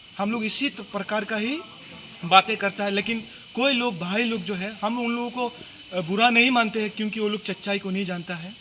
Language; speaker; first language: Hindi; non-native, local second language; Mising